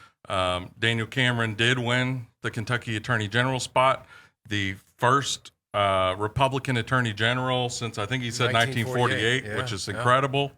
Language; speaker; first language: English; native; English